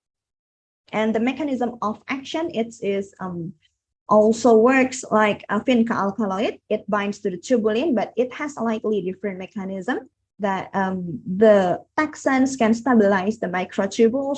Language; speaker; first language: English; non-native, fluent; Indonesian